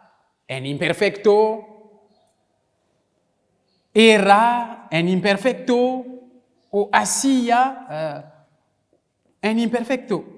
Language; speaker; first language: Spanish; non-native, local second language; French